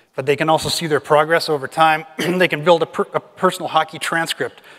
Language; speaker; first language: English; native; English